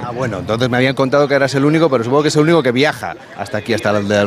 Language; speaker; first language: Spanish; native; Spanish